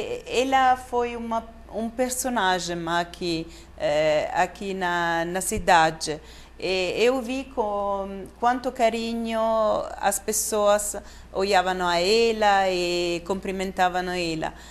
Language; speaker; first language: Portuguese; non-native, fluent; Italian